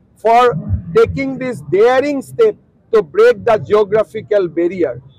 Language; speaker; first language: English; non-native, local second language; Assamese